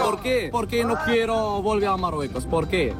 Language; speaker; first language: Spanish; non-native, learner; Arabic